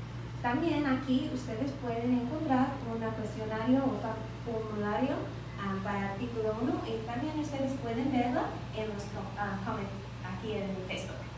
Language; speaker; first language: Spanish; non-native, learner; English